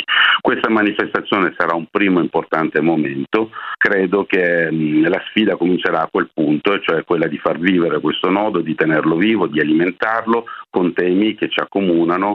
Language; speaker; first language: Italian; native; Italian